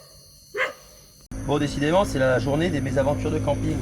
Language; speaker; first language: French; native; French